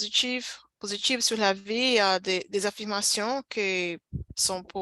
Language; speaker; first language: French; non-native, fluent; Portuguese